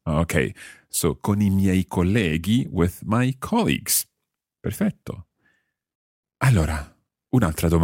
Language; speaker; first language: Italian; non-native, fluent; English